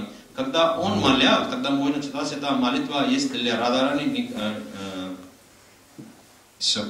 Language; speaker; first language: Russian; non-native, learner; Hindi